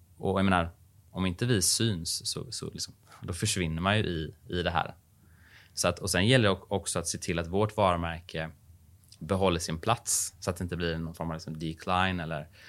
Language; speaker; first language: Swedish; native; Swedish